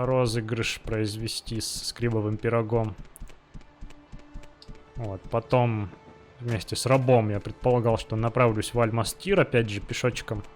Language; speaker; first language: Russian; native; Russian